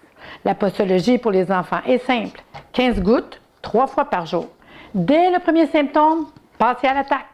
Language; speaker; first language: French; native; French